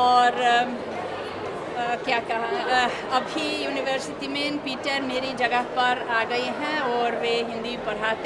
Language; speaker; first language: Hindi; non-native, fluent; Hungarian